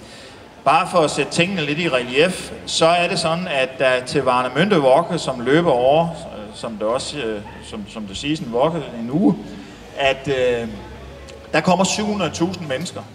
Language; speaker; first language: Danish; native; Danish